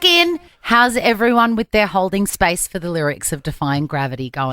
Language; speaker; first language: English; native; English